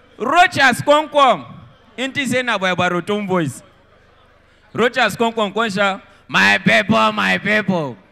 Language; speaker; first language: Nigerian Pidgin; non-native, local second language; Hausa